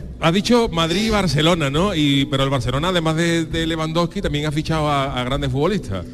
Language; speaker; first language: Spanish; native; Spanish